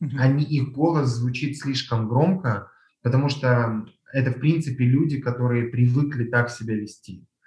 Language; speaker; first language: Russian; native; Russian